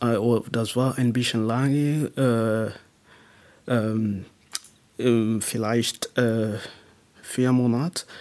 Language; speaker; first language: German; non-native, learner; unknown